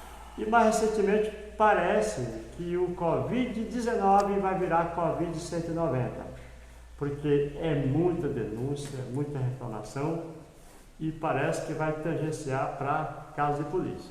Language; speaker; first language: Portuguese; native; Portuguese